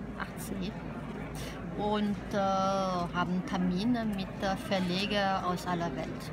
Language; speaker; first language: German; non-native, fluent; French